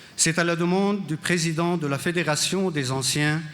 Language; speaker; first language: French; non-native, local second language; Arabic